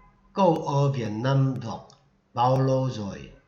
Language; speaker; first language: Vietnamese; non-native, fluent; Korean